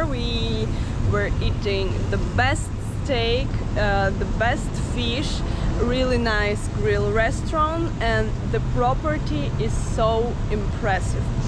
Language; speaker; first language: English; non-native, fluent; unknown